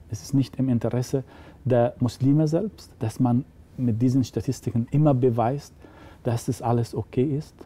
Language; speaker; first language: German; non-native, fluent; Arabic